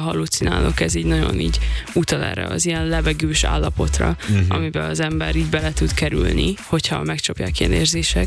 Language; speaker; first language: Hungarian; native; Hungarian